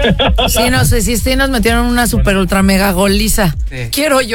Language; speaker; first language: Spanish; native; Spanish